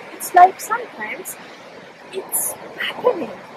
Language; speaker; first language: English; non-native, fluent; Polish